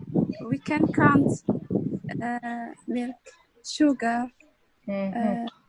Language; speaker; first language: English; non-native, learner; Arabic